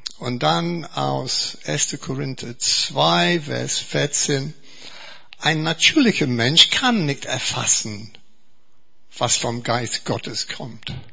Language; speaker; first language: German; non-native, fluent; English